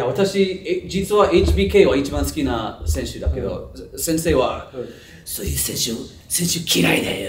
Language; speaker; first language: Japanese; non-native, learner; English